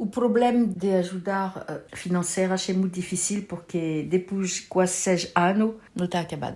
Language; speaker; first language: Portuguese; early bilingual, heritage; Portuguese